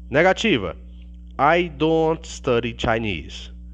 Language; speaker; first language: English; non-native, learner; Portuguese